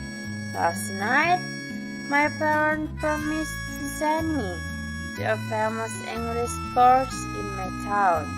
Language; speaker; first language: English; non-native, fluent; Indonesian